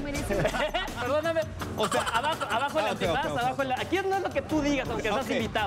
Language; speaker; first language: Spanish; native; Spanish